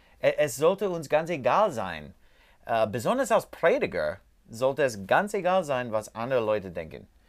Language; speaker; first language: German; non-native, learner; English